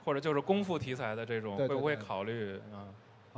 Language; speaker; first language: Chinese; native; Chinese